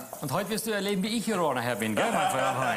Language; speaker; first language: German; native; German